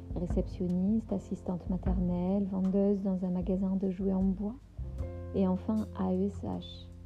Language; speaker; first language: French; non-native, fluent; German